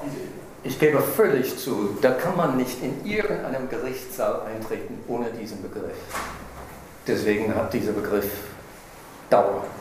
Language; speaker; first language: German; non-native, fluent; English